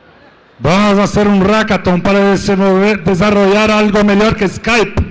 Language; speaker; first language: Spanish; non-native, learner; Portuguese